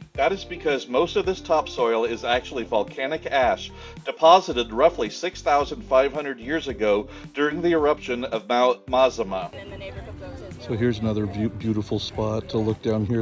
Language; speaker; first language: English; native; English